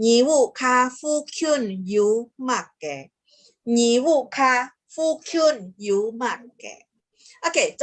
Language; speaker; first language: Chinese; early bilingual, heritage; Chinese